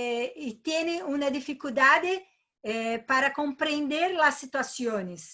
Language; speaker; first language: Spanish; non-native, learner; Portuguese